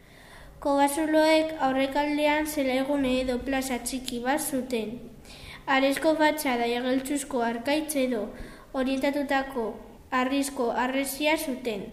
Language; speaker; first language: Basque; non-native, local second language; Spanish